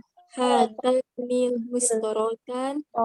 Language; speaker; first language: Arabic; non-native, learner; Indonesian